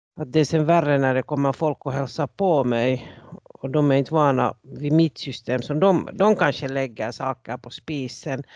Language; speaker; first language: Swedish; native; Swedish